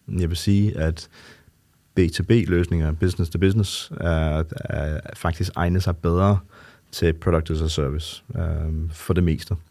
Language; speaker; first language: Danish; non-native, fluent; English